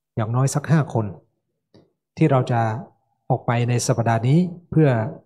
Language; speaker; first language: Thai; native; Thai